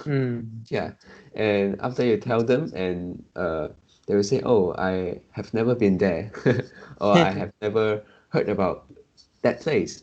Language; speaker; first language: English; non-native, local second language; Chinese